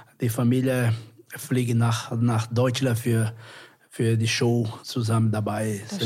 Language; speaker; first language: German; non-native, learner; Portuguese